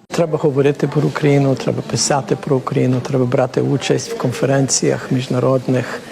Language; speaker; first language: Ukrainian; early bilingual, heritage; Ukrainian